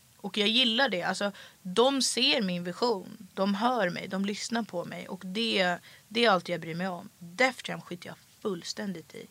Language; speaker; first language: Swedish; early bilingual, other home language; French